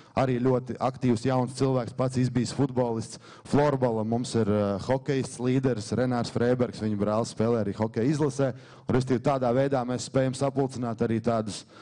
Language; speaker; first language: Latvian; native; Latvian